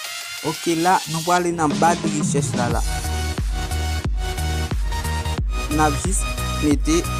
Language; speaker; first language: French; non-native, learner; Haitian Creole